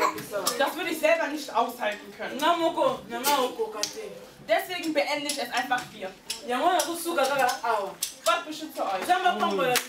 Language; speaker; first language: German; early bilingual, heritage; Lingala